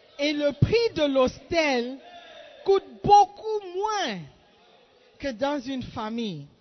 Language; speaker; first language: French; non-native, fluent; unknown